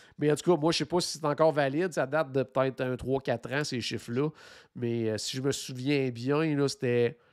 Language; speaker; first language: French; native; French